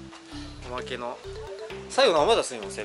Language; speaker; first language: Japanese; native; Japanese